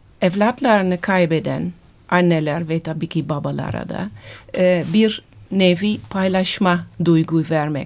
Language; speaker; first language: Turkish; non-native, fluent; Dutch